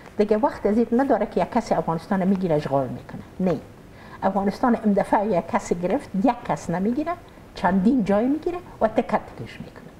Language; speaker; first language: Persian; native; Persian